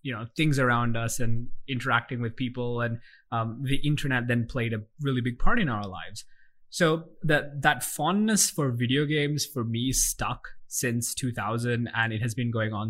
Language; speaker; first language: English; non-native, local second language; Sinhala